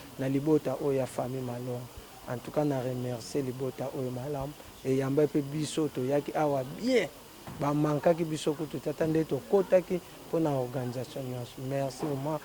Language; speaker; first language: Lingala; non-native, local second language; Kongo